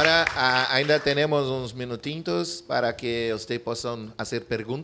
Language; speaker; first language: Spanish; non-native, fluent; Portuguese